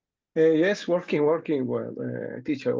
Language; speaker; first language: English; non-native, learner; Spanish